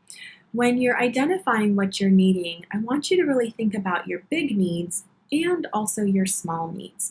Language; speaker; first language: English; native; English